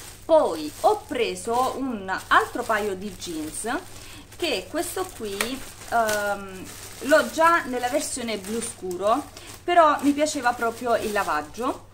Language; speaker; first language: Italian; native; Italian